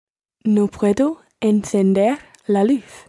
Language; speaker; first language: Spanish; non-native, learner; English